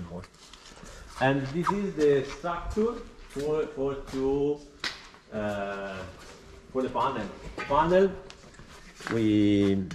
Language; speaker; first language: English; non-native, learner; Italian